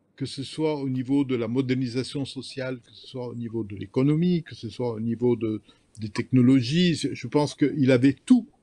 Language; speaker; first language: French; non-native, local second language; Arabic